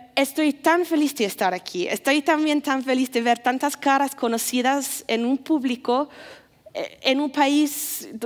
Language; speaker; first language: Spanish; non-native, fluent; English